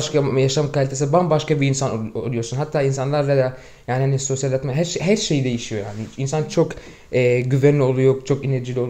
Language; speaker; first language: Turkish; non-native, fluent; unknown